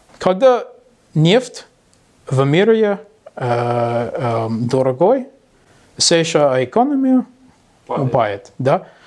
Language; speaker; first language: Russian; non-native, learner; English